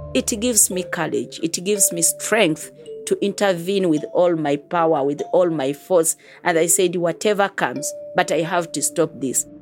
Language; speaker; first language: English; non-native, fluent; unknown